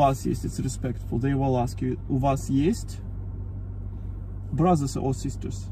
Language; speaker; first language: English; non-native, learner; Russian